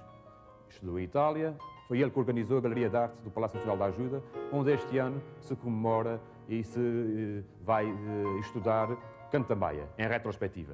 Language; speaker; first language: Portuguese; native; Portuguese